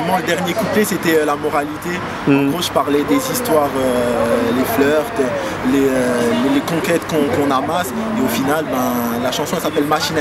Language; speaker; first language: French; native; French